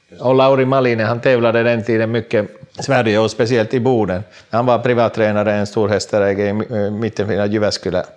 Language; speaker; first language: Swedish; non-native, local second language; Finnish